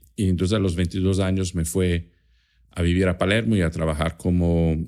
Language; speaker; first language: Spanish; non-native, fluent; German